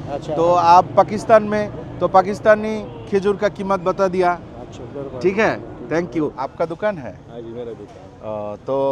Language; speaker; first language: Hindi; non-native, learner; Bangla